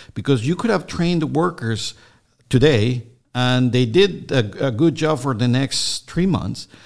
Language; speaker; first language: English; non-native, fluent; Spanish